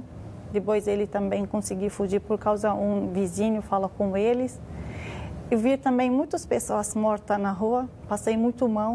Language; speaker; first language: Portuguese; non-native, learner; Arabic